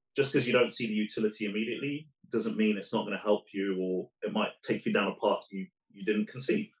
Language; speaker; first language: English; early bilingual, other home language; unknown